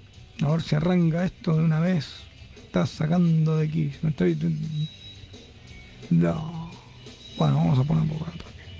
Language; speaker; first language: Spanish; native; Spanish